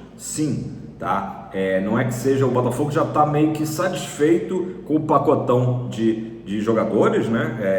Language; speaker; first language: Portuguese; native; Portuguese